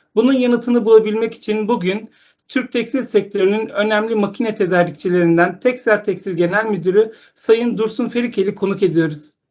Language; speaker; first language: Turkish; native; Turkish